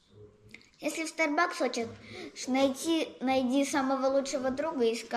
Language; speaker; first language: Russian; early bilingual, heritage; Russian